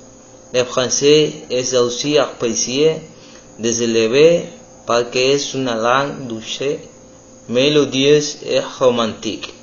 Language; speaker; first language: French; non-native, learner; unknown